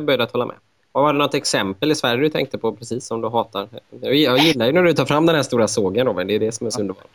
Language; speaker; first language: Swedish; native; Swedish